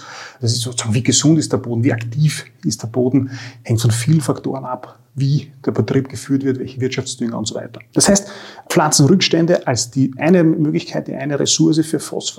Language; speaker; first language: German; native; German